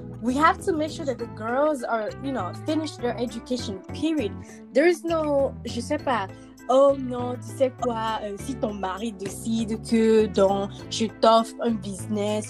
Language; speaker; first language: English; early bilingual, other home language; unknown